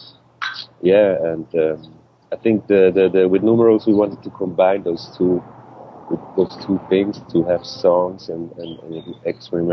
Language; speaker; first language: English; non-native, fluent; Swiss German